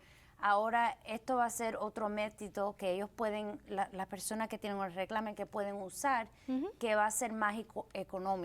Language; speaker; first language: Spanish; early bilingual, heritage; Spanish